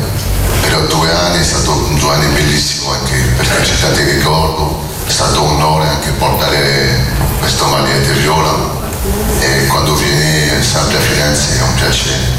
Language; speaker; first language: Italian; non-native, learner; French